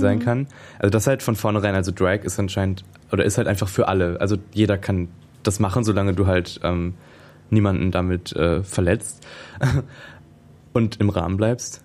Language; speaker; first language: German; native; German